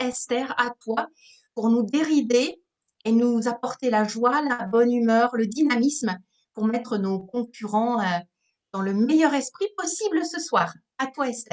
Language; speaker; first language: French; native; French